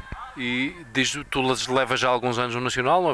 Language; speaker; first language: Portuguese; native; Portuguese